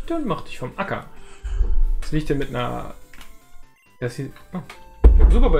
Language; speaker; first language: German; native; German